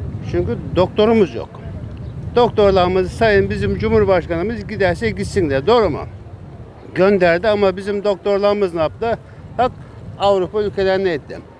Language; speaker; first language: Turkish; native; Turkish